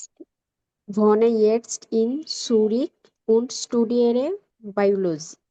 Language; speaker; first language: German; non-native, learner; Bangla